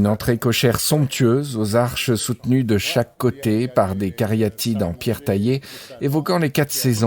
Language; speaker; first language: French; native; French